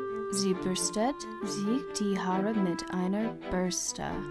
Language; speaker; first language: German; non-native, learner; English